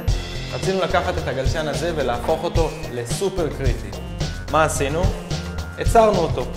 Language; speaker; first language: Hebrew; native; Hebrew